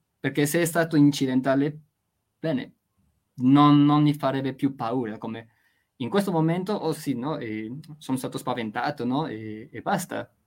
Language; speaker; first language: Italian; non-native, fluent; Spanish